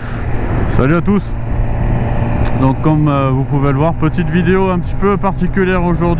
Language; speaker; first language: French; native; French